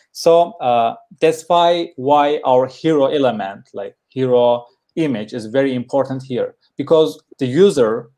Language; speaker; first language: English; non-native, learner; Turkish